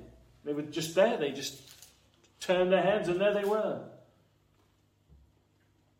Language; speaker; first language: English; native; English